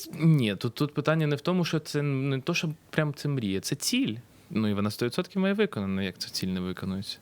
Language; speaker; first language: Ukrainian; non-native, local second language; Russian